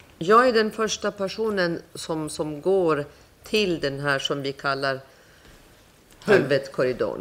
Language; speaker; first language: Swedish; non-native, fluent; Persian